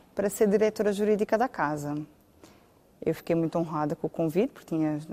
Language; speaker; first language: Portuguese; native; Portuguese